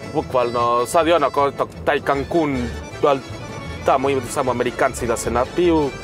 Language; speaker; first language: Croatian; non-native, fluent; Spanish